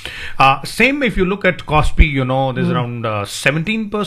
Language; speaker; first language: English; non-native, local second language; Hindi